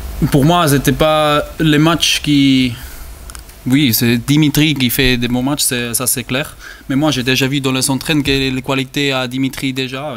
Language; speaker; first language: French; non-native, learner; German